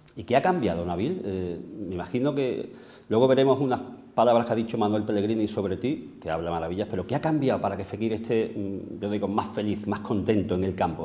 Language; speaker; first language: Spanish; native; Spanish